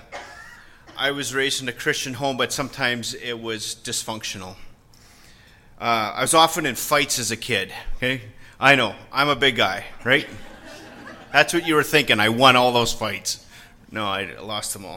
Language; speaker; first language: English; native; English